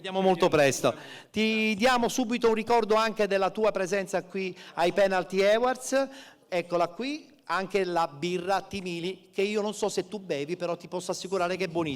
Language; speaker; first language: Italian; native; Italian